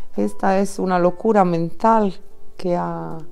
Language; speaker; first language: Spanish; non-native, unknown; Italian